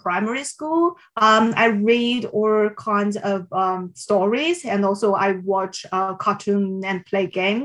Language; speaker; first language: English; non-native, fluent; Chinese